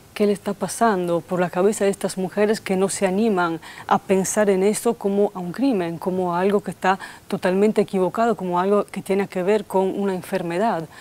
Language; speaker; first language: Spanish; non-native, fluent; Italian